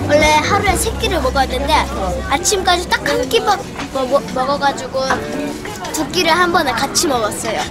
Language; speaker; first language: Korean; early bilingual, other home language; Russian